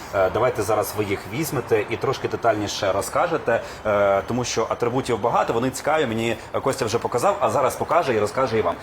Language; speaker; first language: Ukrainian; native; Ukrainian